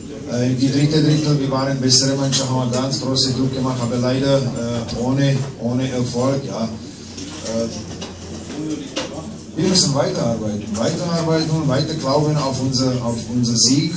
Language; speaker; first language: German; non-native, fluent; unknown